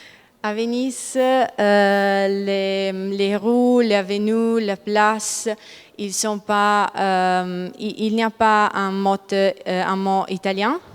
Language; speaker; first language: French; non-native, learner; Italian